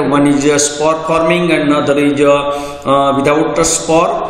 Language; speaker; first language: English; non-native, local second language; Gujarati